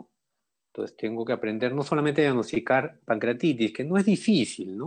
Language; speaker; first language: Spanish; native; Spanish